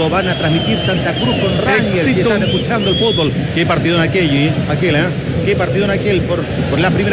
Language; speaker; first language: Spanish; native; Spanish